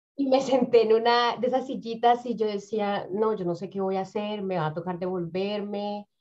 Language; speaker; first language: Spanish; native; Spanish